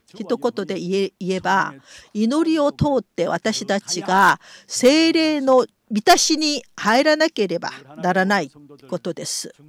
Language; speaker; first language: Japanese; non-native, fluent; Korean